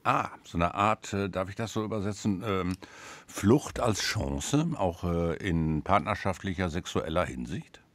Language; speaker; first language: German; native; German